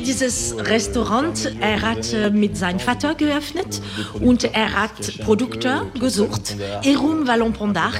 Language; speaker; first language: German; non-native, learner; French